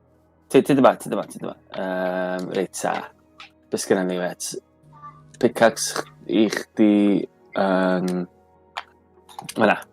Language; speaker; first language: Welsh; native; Welsh